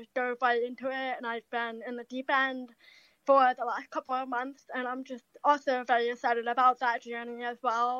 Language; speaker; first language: English; native; English